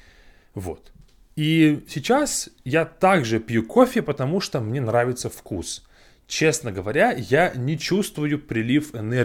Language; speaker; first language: Russian; non-native, fluent; English